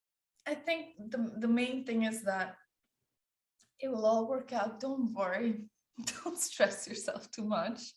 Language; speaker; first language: English; early bilingual, other home language; Persian